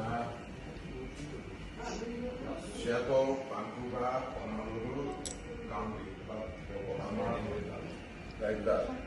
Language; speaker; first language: English; non-native, learner; Japanese